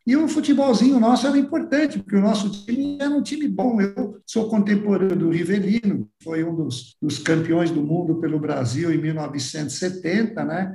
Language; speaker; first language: Portuguese; early bilingual, other home language; Italian